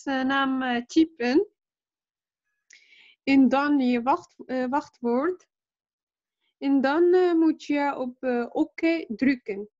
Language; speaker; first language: Dutch; non-native, learner; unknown